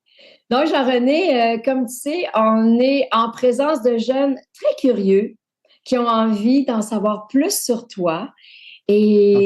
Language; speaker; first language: French; native; French